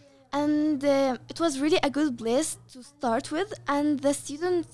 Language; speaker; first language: English; non-native, fluent; Arabic